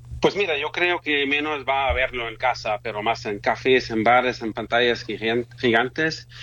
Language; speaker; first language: Spanish; non-native, fluent; German